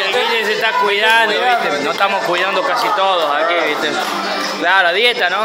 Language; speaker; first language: Spanish; native; Spanish